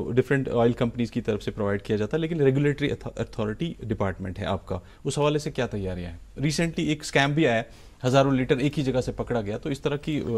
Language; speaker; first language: Hindi; non-native, local second language; Kashmiri